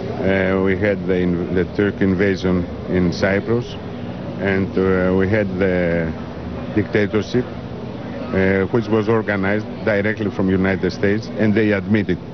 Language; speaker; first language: English; non-native, fluent; Greek